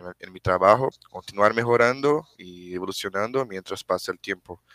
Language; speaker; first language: Spanish; non-native, fluent; Portuguese